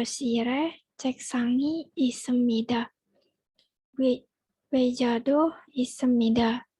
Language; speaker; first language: Korean; non-native, learner; Indonesian